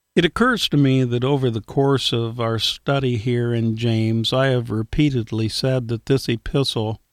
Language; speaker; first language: English; native; English